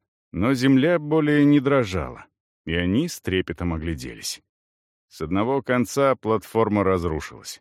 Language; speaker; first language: Russian; native; Russian